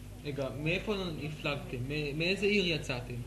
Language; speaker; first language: Hebrew; native; Hebrew